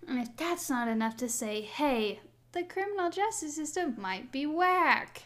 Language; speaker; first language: English; native; English